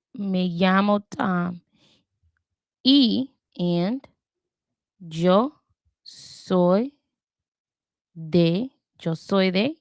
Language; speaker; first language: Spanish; non-native, learner; English